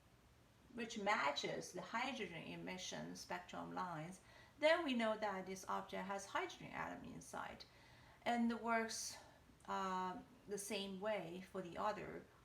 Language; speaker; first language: English; non-native, fluent; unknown